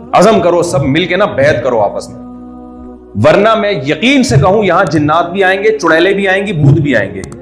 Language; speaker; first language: Urdu; native; Urdu